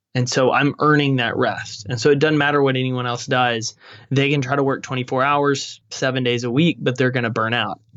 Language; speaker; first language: English; native; English